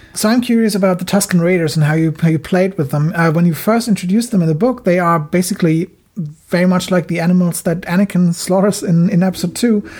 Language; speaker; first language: English; non-native, fluent; German